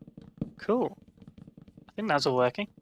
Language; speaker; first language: English; native; English